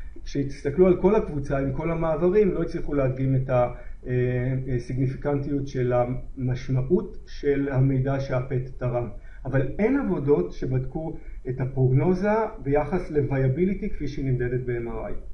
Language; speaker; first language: Hebrew; native; Hebrew